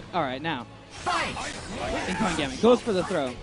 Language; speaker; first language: English; native; English